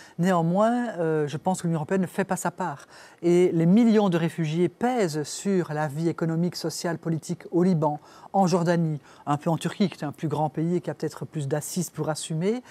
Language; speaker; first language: French; native; French